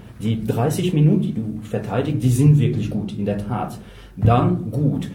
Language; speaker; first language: German; non-native, fluent; French